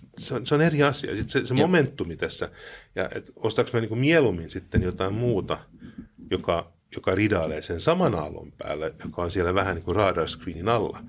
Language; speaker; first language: Finnish; early bilingual, heritage; Finnish